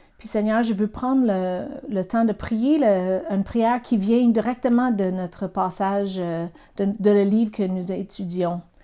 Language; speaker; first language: French; non-native, fluent; English